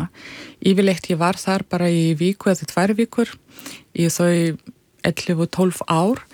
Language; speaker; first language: Icelandic; non-native, fluent; Russian